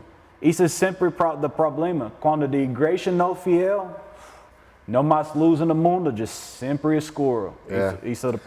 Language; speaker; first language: Portuguese; non-native, learner; English